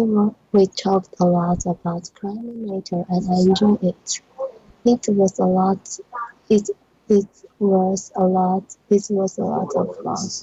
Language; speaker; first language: English; non-native, learner; Chinese